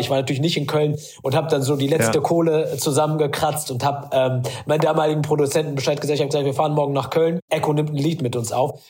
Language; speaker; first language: German; early bilingual, other home language; Arabic